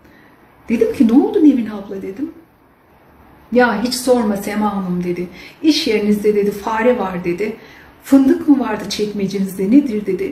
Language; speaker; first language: Turkish; native; Turkish